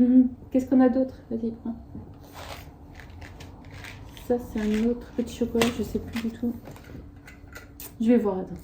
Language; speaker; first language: French; native; French